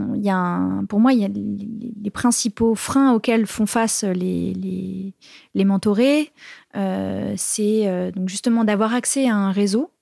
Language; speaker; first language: French; native; French